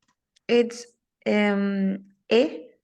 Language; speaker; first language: English; non-native, fluent; Spanish